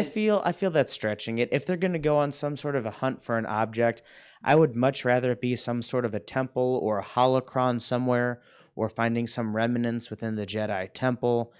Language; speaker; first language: English; native; English